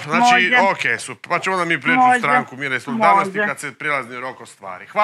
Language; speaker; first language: Croatian; native; Croatian